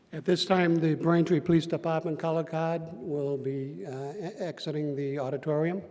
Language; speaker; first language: English; native; English